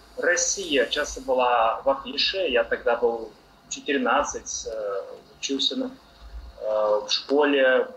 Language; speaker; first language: Russian; non-native, learner; Portuguese